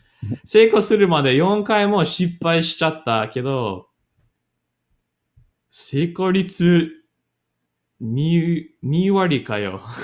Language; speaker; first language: Japanese; non-native, learner; English